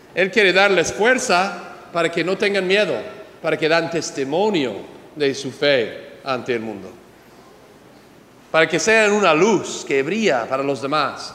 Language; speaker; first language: Spanish; non-native, fluent; English